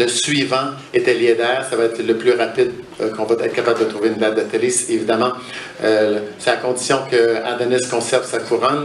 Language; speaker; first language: French; native; French